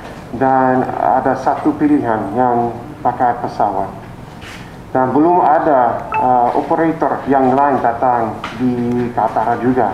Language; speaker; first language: Indonesian; non-native, learner; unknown